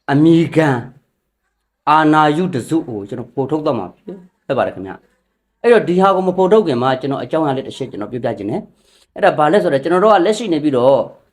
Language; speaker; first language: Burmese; non-native, local second language; Rohingya